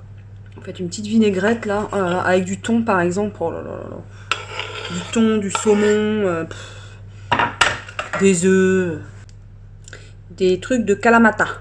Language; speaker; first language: French; native; French